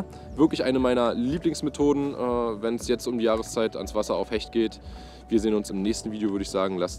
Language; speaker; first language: German; native; German